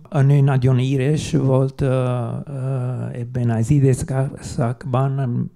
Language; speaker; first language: Hungarian; non-native, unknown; Italian